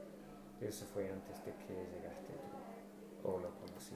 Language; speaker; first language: Spanish; non-native, fluent; English